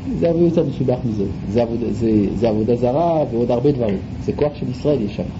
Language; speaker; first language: Hebrew; native; Hebrew